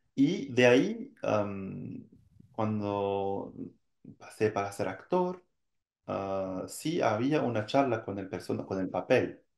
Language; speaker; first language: Spanish; non-native, fluent; French